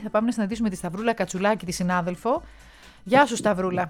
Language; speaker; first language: Greek; native; Greek